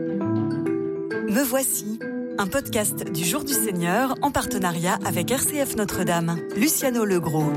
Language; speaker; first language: French; native; French